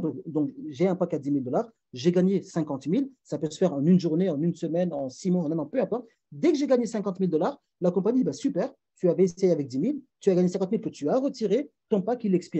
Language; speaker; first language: French; native; French